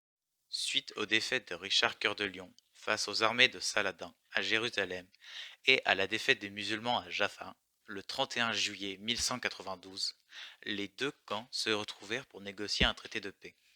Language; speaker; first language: French; native; French